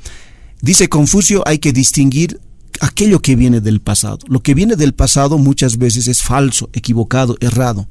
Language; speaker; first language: Spanish; native; Spanish